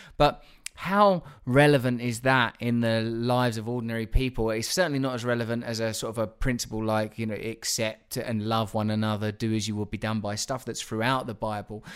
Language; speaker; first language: English; native; English